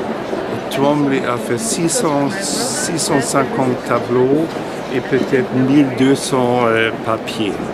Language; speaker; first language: French; non-native, fluent; German